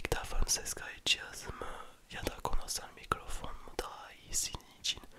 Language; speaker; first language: Turkish; early bilingual, heritage; French